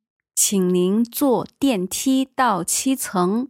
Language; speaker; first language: Chinese; native; Chinese